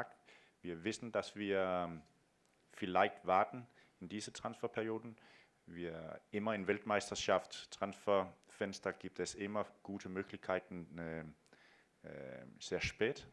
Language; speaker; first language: German; non-native, fluent; Danish